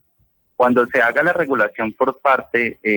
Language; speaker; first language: Spanish; native; Spanish